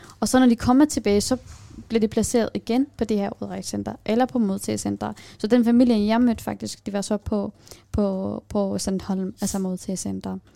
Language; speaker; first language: Danish; non-native, fluent; Kurdish